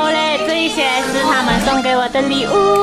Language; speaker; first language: Chinese; native; Chinese